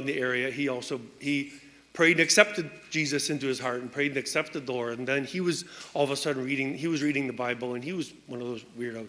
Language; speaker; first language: English; native; English